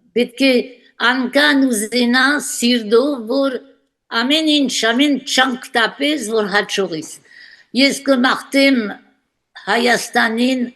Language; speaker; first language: Armenian; early bilingual, heritage; Armenian